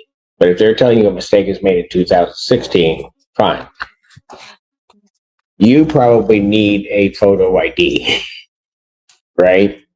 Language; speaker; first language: English; native; English